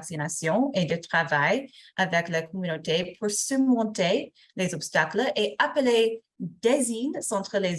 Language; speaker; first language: French; non-native, fluent; English